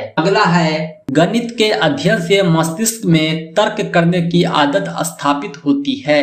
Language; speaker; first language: Hindi; native; Hindi